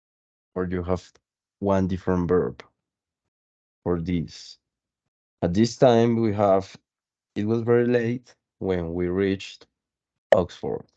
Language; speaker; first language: English; non-native, fluent; Spanish